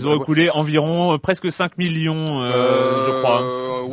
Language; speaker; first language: French; native; French